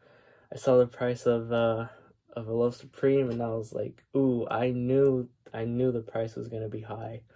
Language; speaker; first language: English; native; English